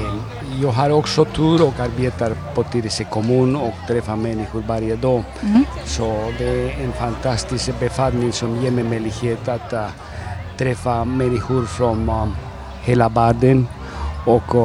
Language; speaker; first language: Swedish; non-native, fluent; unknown